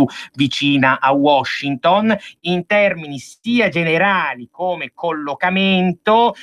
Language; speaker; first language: Italian; native; Italian